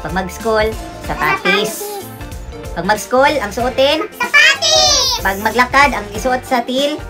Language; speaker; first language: Filipino; non-native, local second language; Cebuano